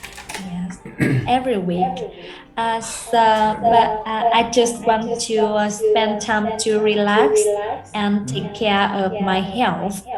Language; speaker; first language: English; non-native, learner; Vietnamese